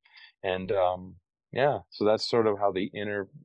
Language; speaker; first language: English; native; English